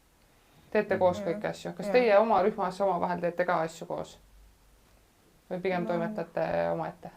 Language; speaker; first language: Estonian; native; Estonian